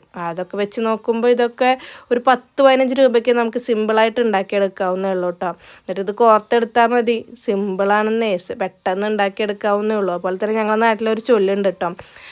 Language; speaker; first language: Malayalam; native; Malayalam